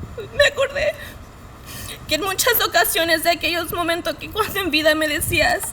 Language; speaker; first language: Spanish; early bilingual, heritage; Spanish